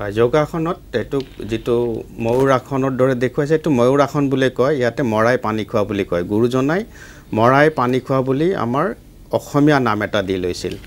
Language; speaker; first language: Assamese; native; Assamese